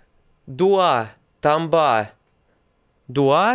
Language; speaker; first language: Indonesian; non-native, learner; Russian